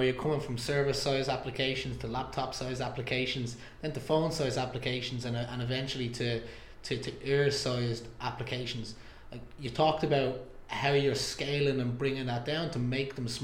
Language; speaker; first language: English; native; English